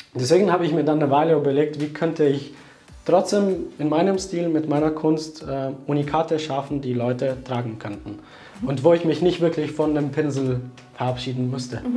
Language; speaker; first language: German; non-native, fluent; Slovenian